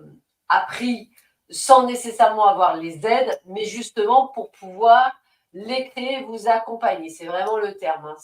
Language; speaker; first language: French; native; French